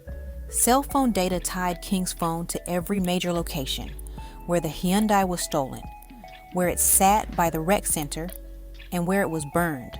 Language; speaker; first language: English; native; English